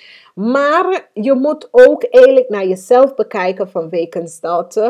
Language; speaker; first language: Dutch; non-native, fluent; English